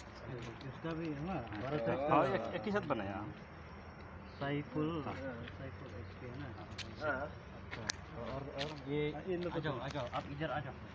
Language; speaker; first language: Hindi; non-native, local second language; Khasi